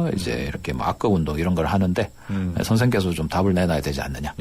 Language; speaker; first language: Korean; native; Korean